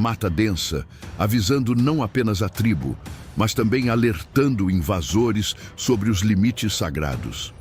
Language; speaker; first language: Portuguese; native; Portuguese